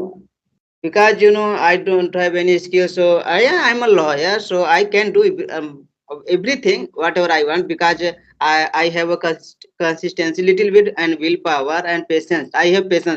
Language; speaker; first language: English; non-native, learner; Hindi